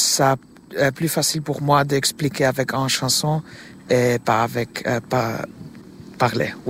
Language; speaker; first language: French; non-native, learner; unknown